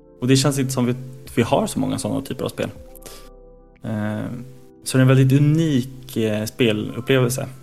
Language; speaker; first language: Swedish; native; Swedish